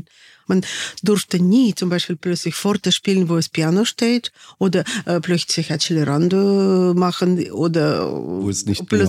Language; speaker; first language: German; non-native, fluent; Russian